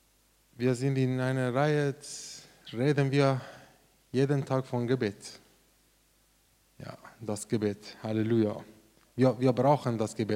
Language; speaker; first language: German; non-native, learner; Persian